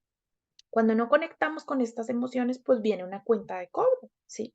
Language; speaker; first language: Spanish; native; Spanish